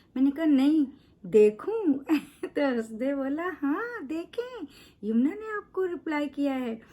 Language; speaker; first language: Urdu; native; Urdu